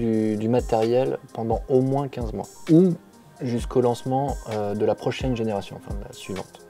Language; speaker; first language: French; native; French